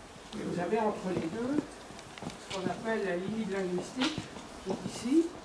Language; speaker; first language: French; native; French